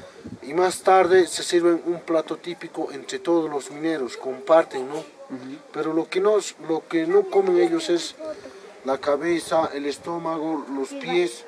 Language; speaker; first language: Spanish; native; Spanish